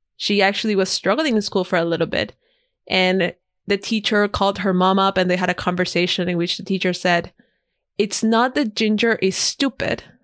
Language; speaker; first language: English; non-native, fluent; Spanish